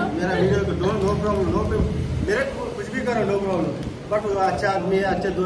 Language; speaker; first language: Hindi; non-native, local second language; Telugu